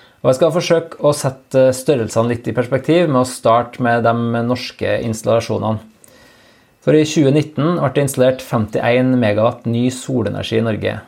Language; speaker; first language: Norwegian; native; Norwegian